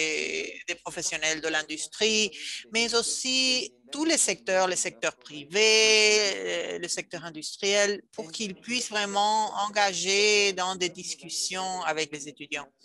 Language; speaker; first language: French; non-native, fluent; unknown